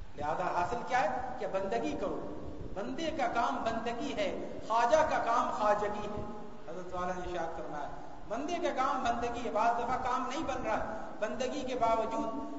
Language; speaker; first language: Urdu; native; Urdu